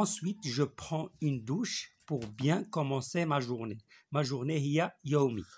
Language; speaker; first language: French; non-native, local second language; Arabic